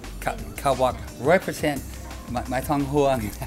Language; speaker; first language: Thai; non-native, learner; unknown